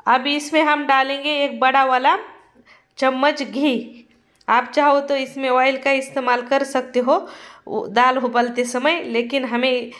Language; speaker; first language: Hindi; non-native, local second language; Marathi